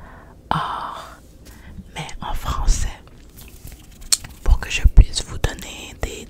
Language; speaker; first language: French; non-native, learner; English